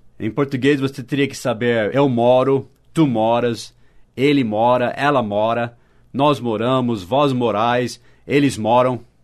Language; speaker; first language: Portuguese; non-native, fluent; English